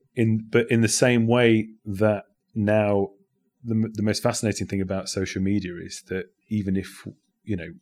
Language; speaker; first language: English; native; English